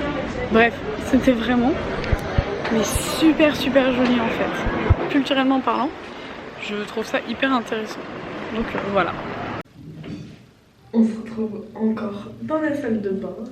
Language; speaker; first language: French; native; French